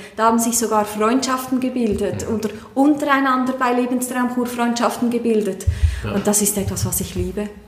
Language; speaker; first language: German; native; German